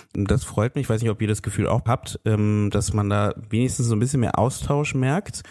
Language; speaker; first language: German; native; German